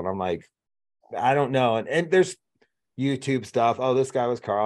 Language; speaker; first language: English; native; English